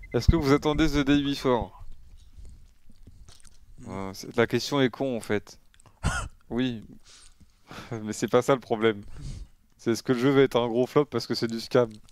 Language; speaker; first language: French; native; French